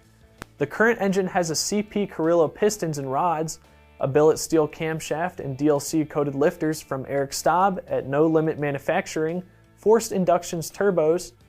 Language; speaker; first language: English; native; English